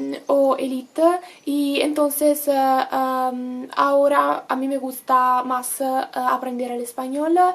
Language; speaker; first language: Spanish; non-native, learner; Italian